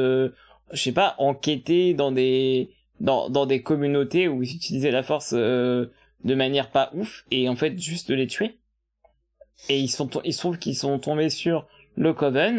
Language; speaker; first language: French; native; French